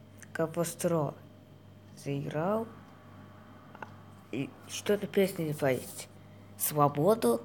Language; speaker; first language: Russian; non-native, learner; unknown